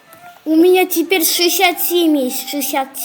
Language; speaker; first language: Russian; non-native, local second language; Kazakh